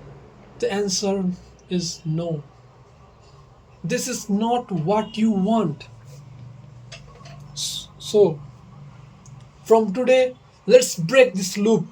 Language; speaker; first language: English; non-native, local second language; Nepali